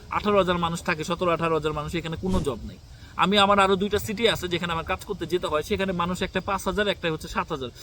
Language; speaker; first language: Bangla; native; Bangla